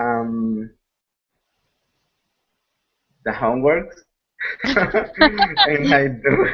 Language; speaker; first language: English; non-native, learner; Spanish